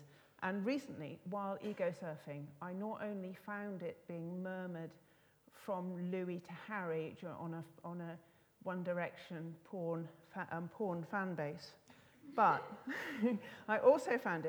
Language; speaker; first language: English; native; English